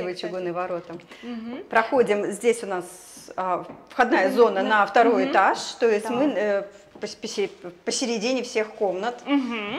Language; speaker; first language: Russian; native; Russian